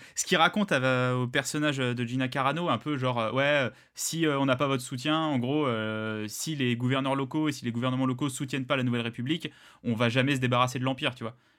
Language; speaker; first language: French; native; French